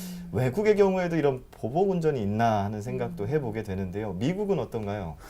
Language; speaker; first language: Korean; native; Korean